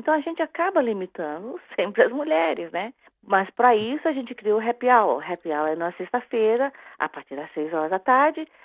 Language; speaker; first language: Portuguese; native; Portuguese